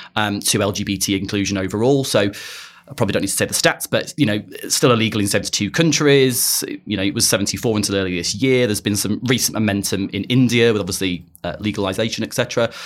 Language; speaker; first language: English; native; English